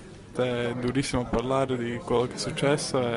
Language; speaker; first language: Italian; non-native, fluent; Latvian